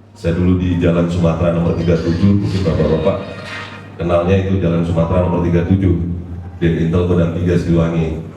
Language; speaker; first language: Indonesian; native; Indonesian